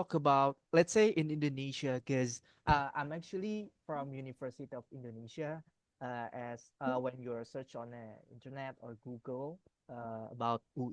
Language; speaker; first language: English; non-native, learner; Indonesian